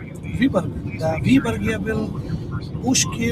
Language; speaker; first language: Russian; non-native, learner; Hindi